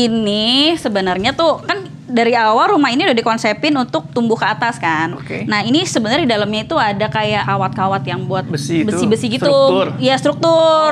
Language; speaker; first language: Indonesian; native; Indonesian